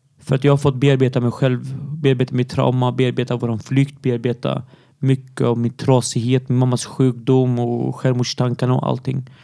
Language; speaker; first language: Swedish; early bilingual, other home language; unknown